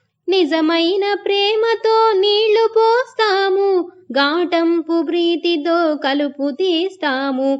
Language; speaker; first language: Telugu; native; Telugu